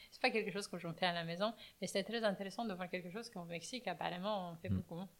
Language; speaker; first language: French; non-native, fluent; Romanian